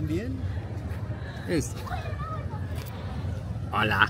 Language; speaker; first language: Spanish; non-native, learner; Swedish